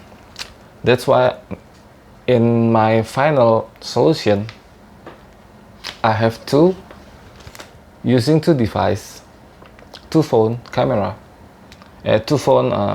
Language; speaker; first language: English; non-native, learner; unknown